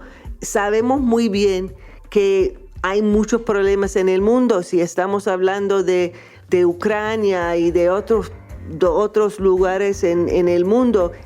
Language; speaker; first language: Spanish; non-native, fluent; English